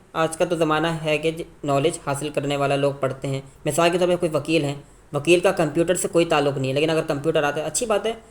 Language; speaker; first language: Urdu; native; Urdu